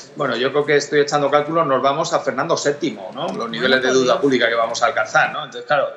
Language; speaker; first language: Spanish; native; Spanish